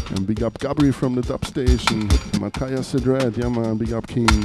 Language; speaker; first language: English; non-native, learner; German